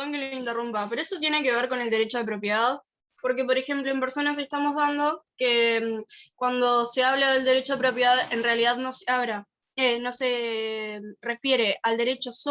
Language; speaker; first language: Spanish; native; Spanish